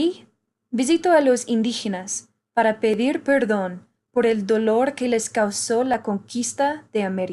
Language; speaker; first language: Spanish; non-native, fluent; English